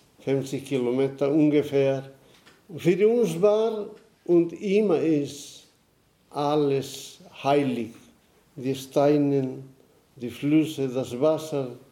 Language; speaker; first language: German; non-native, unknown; Aymara